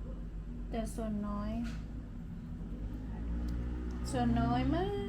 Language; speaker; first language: Thai; native; Thai